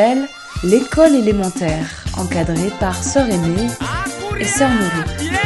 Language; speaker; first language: French; native; French